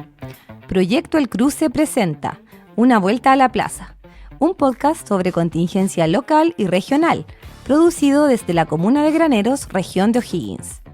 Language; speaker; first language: Spanish; native; Spanish